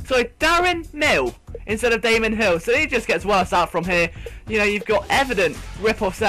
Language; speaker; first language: English; native; English